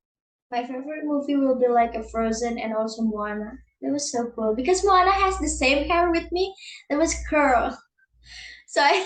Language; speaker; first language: English; non-native, learner; Indonesian